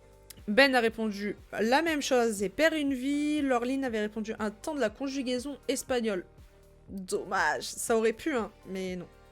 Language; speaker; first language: French; native; French